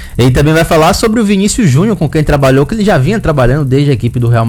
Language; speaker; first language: Portuguese; native; Portuguese